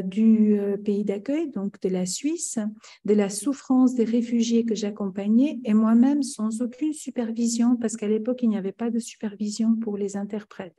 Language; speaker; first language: French; non-native, fluent; Albanian